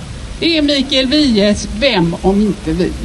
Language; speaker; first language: Swedish; native; Swedish